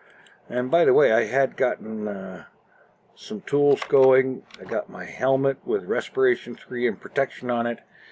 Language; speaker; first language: English; native; English